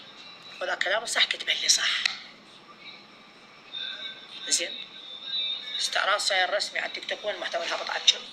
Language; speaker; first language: Arabic; native; Arabic